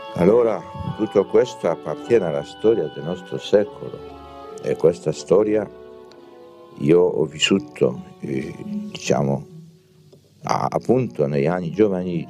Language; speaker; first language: Italian; non-native, fluent; Polish